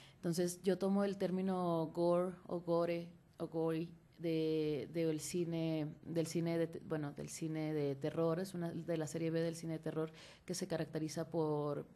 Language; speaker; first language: Spanish; native; Spanish